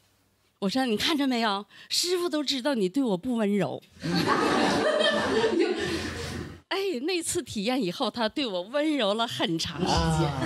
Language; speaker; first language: Chinese; native; Chinese